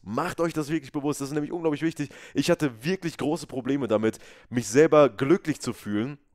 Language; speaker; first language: German; native; German